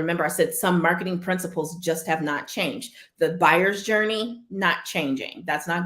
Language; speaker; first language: English; native; English